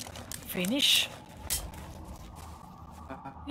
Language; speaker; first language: English; non-native, learner; Hungarian